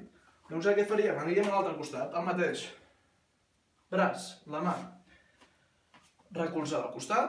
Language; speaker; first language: Catalan; native; Catalan